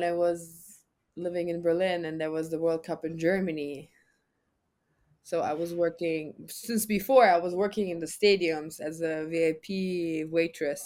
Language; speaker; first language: English; non-native, fluent; German